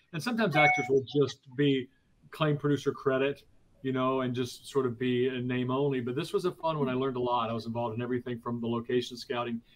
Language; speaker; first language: English; native; English